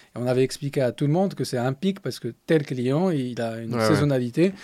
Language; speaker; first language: French; non-native, local second language; Tachelhit